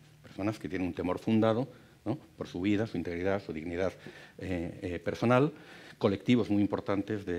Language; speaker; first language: Spanish; native; Spanish